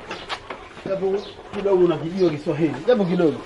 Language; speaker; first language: Swahili; native; Swahili